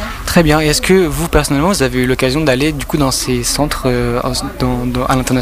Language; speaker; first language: French; native; French